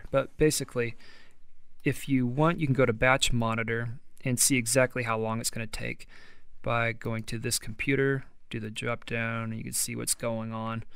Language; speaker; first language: English; native; English